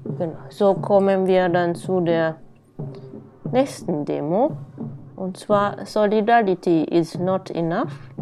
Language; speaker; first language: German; non-native, fluent; Japanese